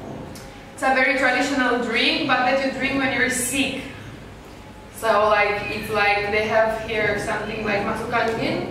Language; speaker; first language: English; non-native, fluent; Romanian